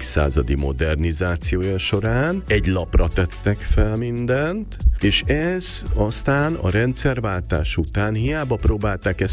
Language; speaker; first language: Hungarian; native; Hungarian